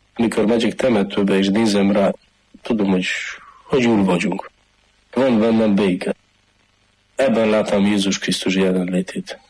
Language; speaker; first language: Hungarian; non-native, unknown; Polish